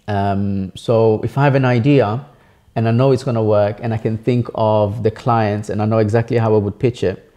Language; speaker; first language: English; early bilingual, other home language; Bangla